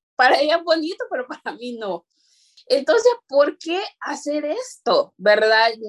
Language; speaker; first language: Spanish; non-native, local second language; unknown